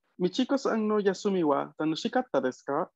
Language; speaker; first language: Japanese; non-native, fluent; Spanish